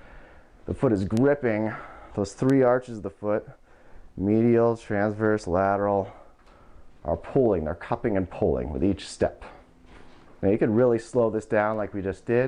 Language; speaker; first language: English; native; English